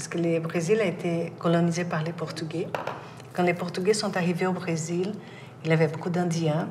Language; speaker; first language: French; non-native, fluent; Portuguese